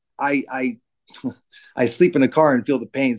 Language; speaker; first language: English; native; English